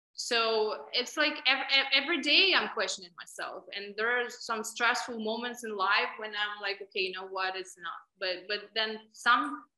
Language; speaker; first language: English; non-native, fluent; Ukrainian